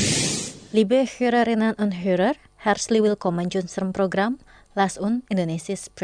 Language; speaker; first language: German; non-native, fluent; Indonesian